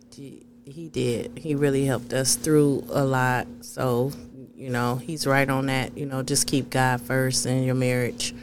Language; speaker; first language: English; native; English